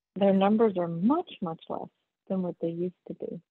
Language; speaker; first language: English; native; English